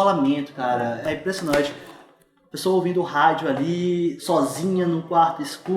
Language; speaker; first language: Portuguese; native; Portuguese